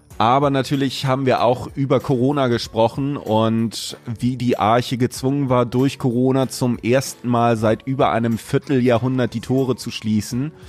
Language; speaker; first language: German; native; German